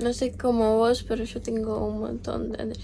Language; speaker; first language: Spanish; non-native, learner; Ukrainian